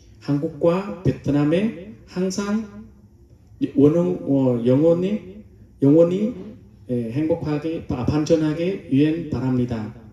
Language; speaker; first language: Korean; non-native, learner; Vietnamese